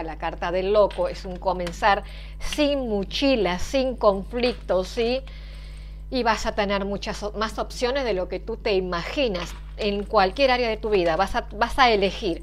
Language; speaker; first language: Spanish; native; Spanish